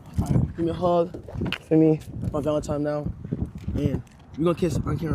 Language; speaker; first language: English; native; English